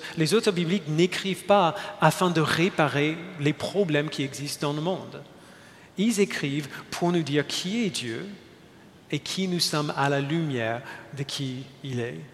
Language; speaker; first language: French; non-native, fluent; English